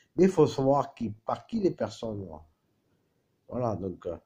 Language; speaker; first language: French; native; French